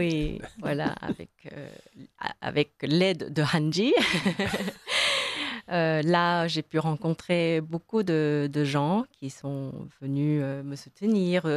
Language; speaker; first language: French; non-native, fluent; Korean